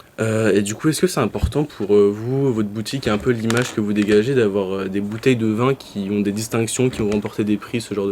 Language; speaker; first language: French; native; French